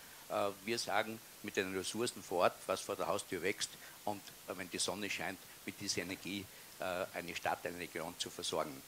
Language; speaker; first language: German; native; German